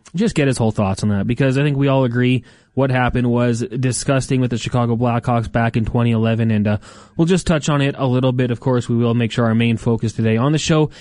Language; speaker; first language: English; native; English